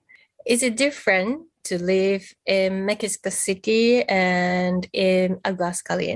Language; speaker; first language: English; non-native, fluent; Japanese